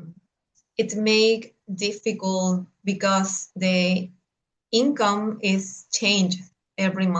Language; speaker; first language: English; non-native, learner; Spanish